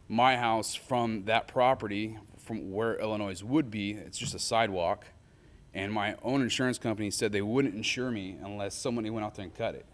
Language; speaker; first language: English; native; English